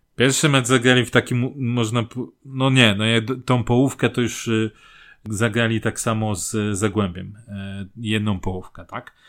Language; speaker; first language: Polish; native; Polish